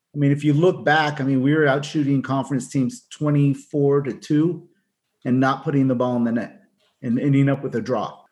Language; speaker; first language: English; native; English